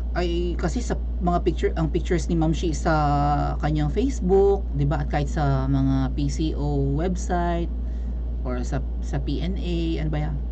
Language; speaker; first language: Filipino; non-native, local second language; Cebuano